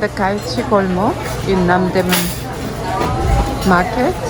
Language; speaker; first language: German; non-native, learner; Korean